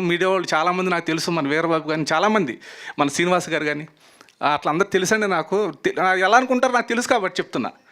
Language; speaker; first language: Telugu; native; Telugu